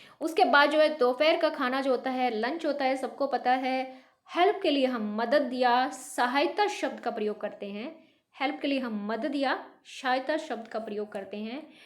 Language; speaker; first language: Hindi; native; Hindi